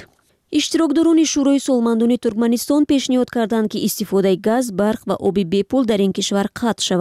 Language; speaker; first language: Persian; native; Persian